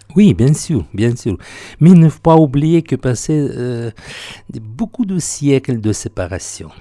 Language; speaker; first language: French; non-native, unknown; Russian